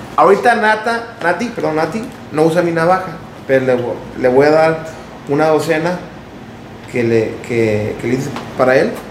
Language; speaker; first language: Spanish; early bilingual, heritage; Spanish